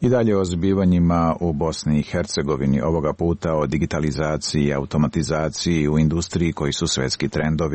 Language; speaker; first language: Serbian; native; Serbian